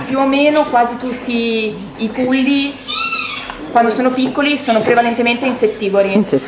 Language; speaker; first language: Italian; native; Italian